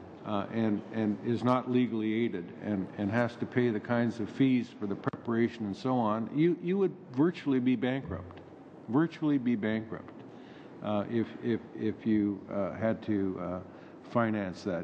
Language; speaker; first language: English; native; English